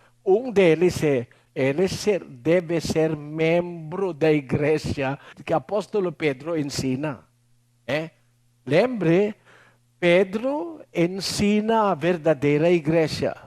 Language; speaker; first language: Portuguese; non-native, learner; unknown